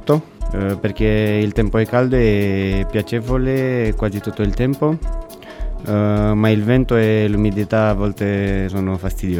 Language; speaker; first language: Italian; non-native, fluent; Romanian